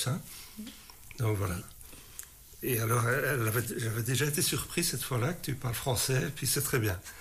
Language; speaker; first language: French; native; French